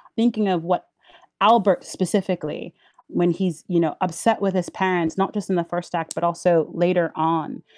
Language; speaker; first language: English; early bilingual, other home language; Haitian Creole